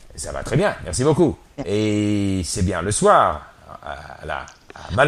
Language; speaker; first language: French; non-native, fluent; English